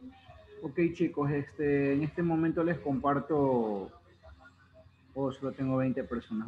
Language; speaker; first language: Spanish; native; Spanish